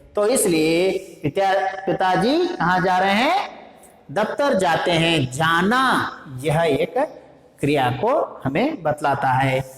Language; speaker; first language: Hindi; non-native, local second language; Kannada